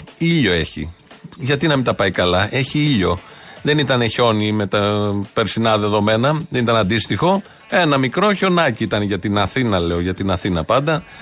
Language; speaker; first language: Greek; non-native, fluent; Bulgarian